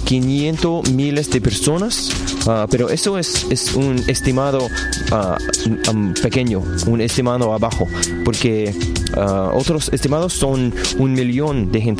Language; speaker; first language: Spanish; non-native, learner; English